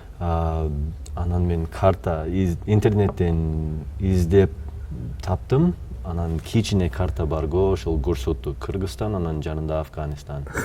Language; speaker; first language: Kyrgyz; non-native, fluent; English